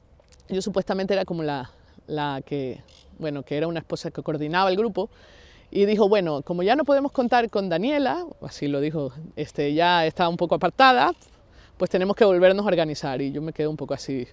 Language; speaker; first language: Spanish; native; Spanish